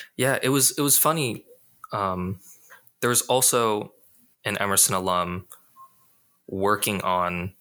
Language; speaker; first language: English; native; English